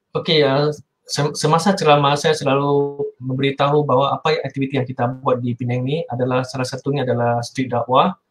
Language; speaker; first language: Malay; non-native, local second language; Chinese